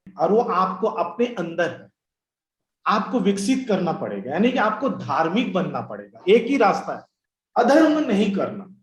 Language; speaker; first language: Hindi; non-native, local second language; Bangla